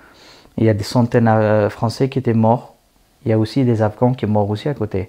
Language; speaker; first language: French; non-native, learner; Persian